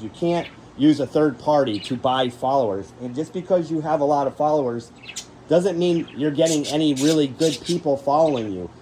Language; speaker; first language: English; native; English